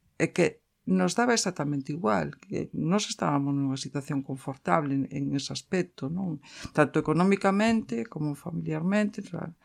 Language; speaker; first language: Galician; native; Galician